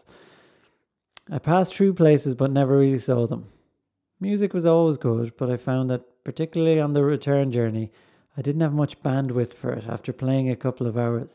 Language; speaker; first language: English; native; English